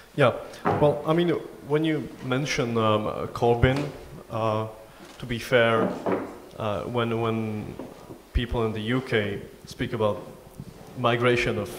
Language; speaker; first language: English; non-native, fluent; Slovak